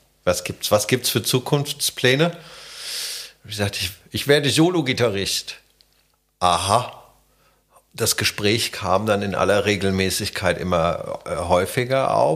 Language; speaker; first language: German; non-native, fluent; Czech